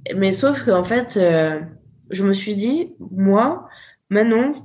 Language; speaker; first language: French; native; French